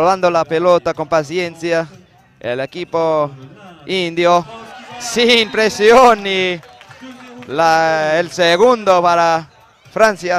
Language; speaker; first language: Spanish; non-native, fluent; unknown